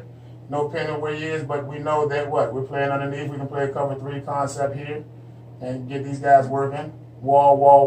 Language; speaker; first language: English; native; English